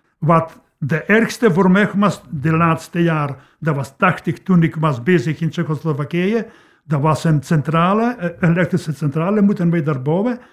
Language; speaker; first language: Dutch; non-native, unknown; Polish